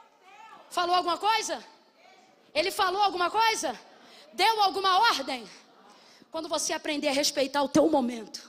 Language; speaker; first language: Portuguese; native; Portuguese